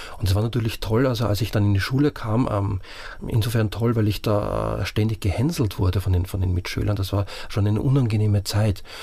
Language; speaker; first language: German; native; German